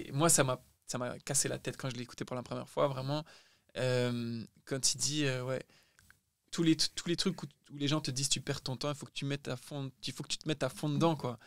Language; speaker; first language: French; native; French